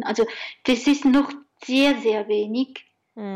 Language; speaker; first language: German; non-native, learner; Japanese